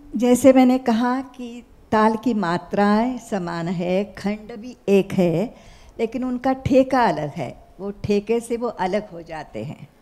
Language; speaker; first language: Hindi; non-native, local second language; Marathi